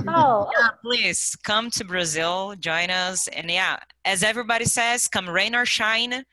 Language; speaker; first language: English; non-native, fluent; Portuguese